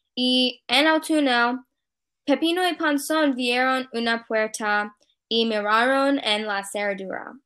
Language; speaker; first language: Spanish; non-native, learner; English